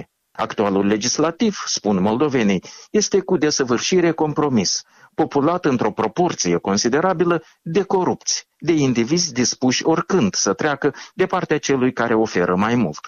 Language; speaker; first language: Romanian; native; Romanian